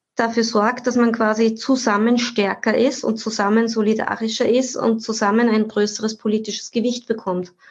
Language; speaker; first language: German; native; German